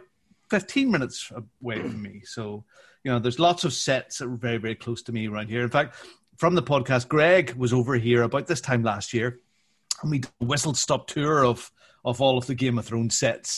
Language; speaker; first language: English; native; English